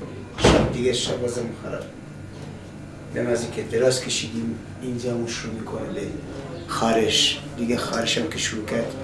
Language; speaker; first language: Persian; native; Persian